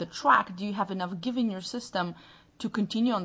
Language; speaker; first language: English; non-native, fluent; Bulgarian